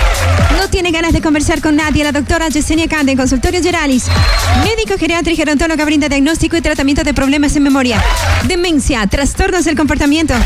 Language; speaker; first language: Spanish; native; Spanish